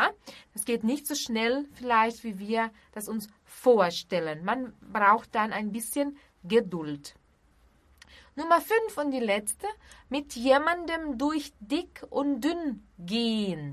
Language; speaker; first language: German; non-native, fluent; Portuguese